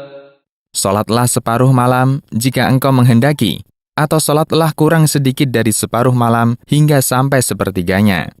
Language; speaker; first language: Indonesian; native; Indonesian